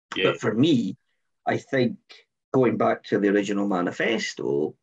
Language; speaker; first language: English; native; English